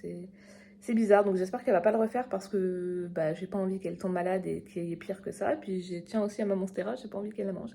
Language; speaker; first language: French; native; French